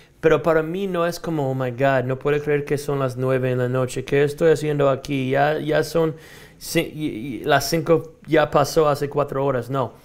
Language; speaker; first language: Spanish; non-native, fluent; English